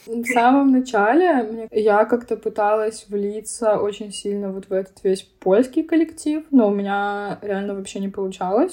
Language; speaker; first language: Russian; native; Russian